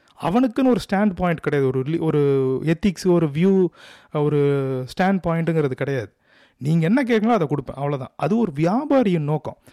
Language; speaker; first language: Tamil; native; Tamil